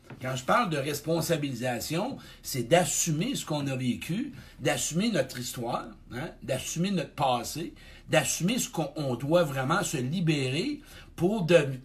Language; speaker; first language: French; native; French